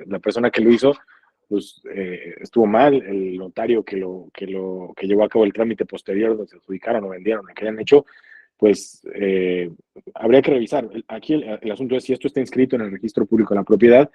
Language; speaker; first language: Spanish; native; Spanish